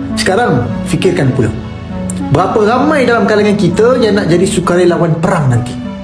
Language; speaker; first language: Malay; native; Malay